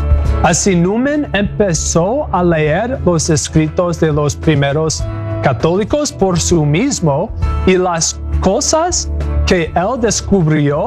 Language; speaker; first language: Spanish; non-native, learner; English